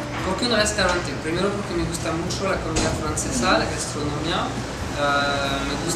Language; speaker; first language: Spanish; non-native, fluent; French